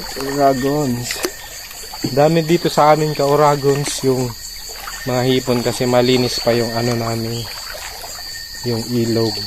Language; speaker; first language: Filipino; non-native, local second language; Bikol